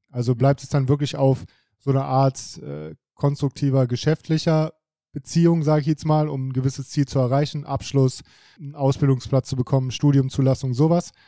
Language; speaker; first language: German; native; German